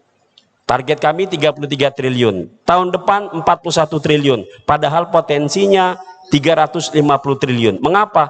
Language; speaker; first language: Indonesian; native; Indonesian